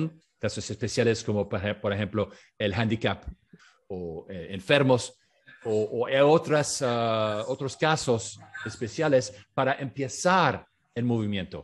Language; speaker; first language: Spanish; non-native, fluent; French